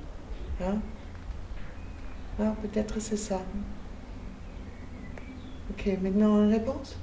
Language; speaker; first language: French; non-native, fluent; German